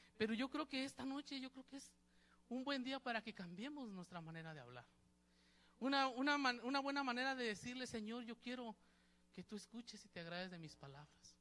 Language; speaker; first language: Spanish; native; Spanish